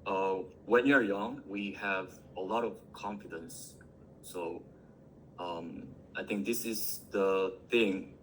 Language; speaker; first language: English; non-native, learner; Korean